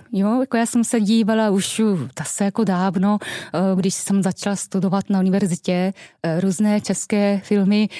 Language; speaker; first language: Czech; non-native, fluent; Japanese